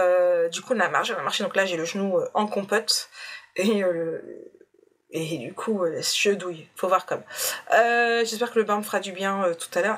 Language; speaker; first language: French; native; French